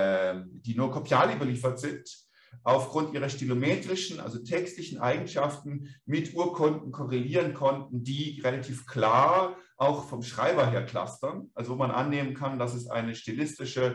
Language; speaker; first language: German; native; German